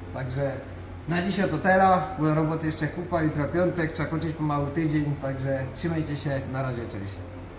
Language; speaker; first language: Polish; native; Polish